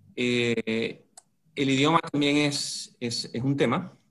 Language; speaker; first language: Spanish; native; Spanish